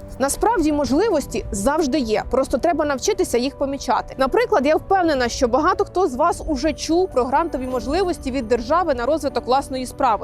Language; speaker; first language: Ukrainian; native; Ukrainian